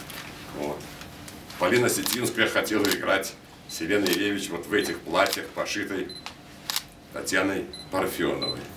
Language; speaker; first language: Russian; native; Russian